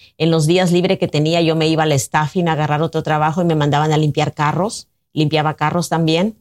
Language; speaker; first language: Spanish; native; Spanish